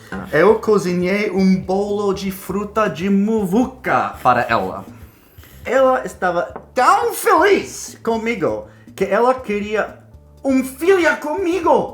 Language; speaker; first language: Portuguese; non-native, fluent; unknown